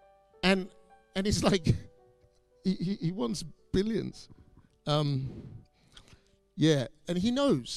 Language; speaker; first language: English; native; English